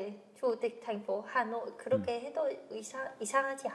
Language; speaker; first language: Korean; non-native, fluent; Vietnamese